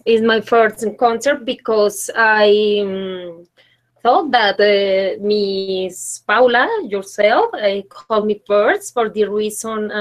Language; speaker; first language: English; non-native, learner; Spanish